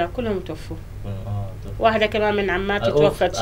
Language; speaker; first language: Arabic; native; Arabic